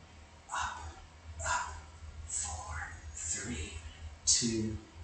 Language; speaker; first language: English; native; English